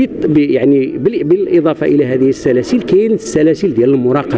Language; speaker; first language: Arabic; native; Arabic